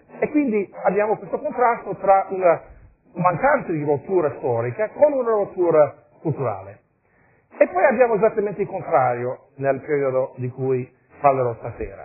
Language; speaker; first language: Italian; non-native, fluent; English